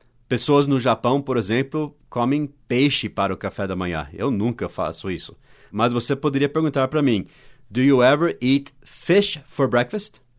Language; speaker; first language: Portuguese; non-native, fluent; English